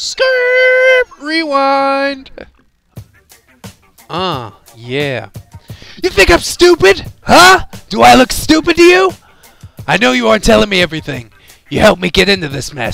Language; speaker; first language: English; native; English